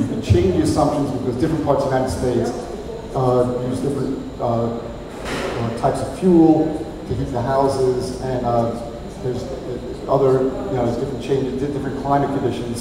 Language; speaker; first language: English; native; English